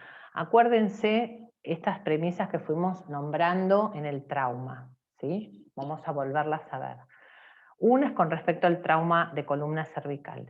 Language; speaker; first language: Spanish; native; Spanish